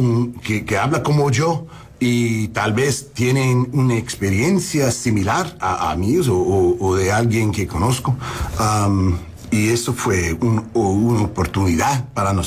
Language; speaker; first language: Spanish; early bilingual, heritage; English